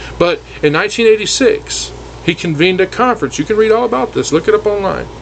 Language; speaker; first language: English; native; English